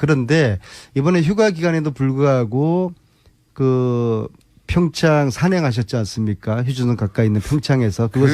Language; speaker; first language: Korean; native; Korean